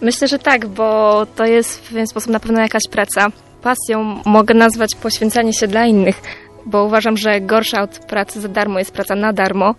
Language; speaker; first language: Polish; native; Polish